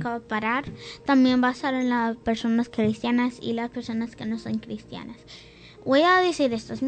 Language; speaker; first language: Spanish; early bilingual, heritage; English